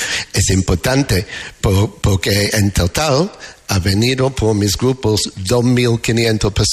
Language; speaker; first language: Spanish; non-native, fluent; English